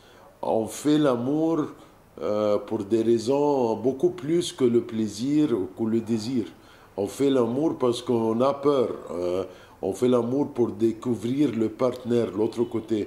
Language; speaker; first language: French; non-native, fluent; Arabic